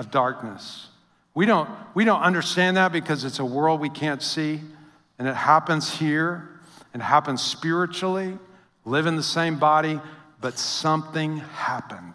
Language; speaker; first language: English; native; English